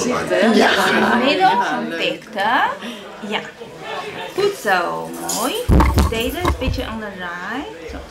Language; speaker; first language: Dutch; non-native, learner; Chinese